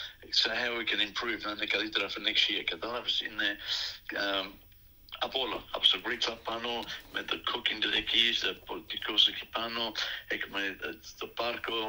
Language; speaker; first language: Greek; early bilingual, heritage; Greek